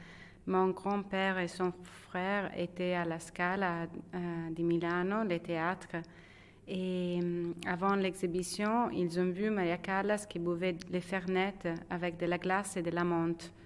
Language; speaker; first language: French; non-native, fluent; Italian